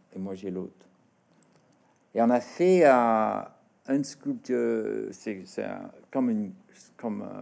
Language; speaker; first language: French; non-native, fluent; English